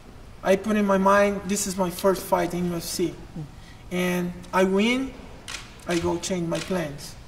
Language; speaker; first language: English; non-native, learner; Portuguese